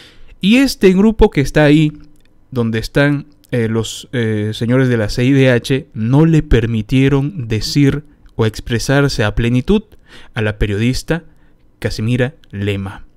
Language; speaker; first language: Spanish; native; Spanish